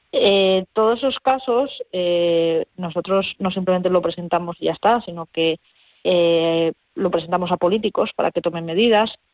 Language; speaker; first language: Spanish; native; Spanish